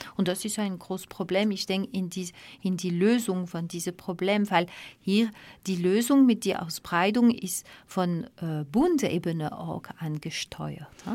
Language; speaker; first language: German; non-native, fluent; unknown